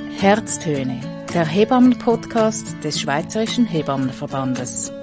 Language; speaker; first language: German; native; German